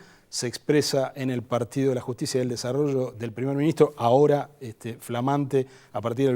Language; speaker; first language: Spanish; native; Spanish